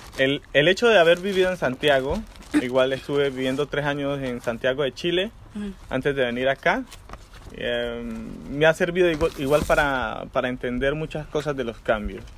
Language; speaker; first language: Spanish; native; Spanish